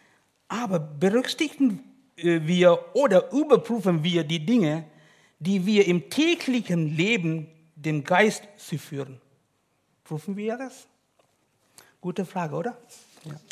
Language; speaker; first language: German; non-native, learner; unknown